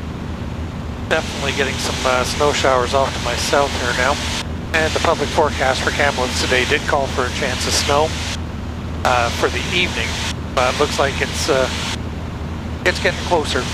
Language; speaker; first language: English; native; English